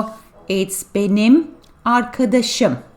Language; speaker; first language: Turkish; non-native, fluent; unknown